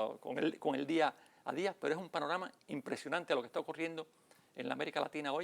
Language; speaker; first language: Spanish; native; Spanish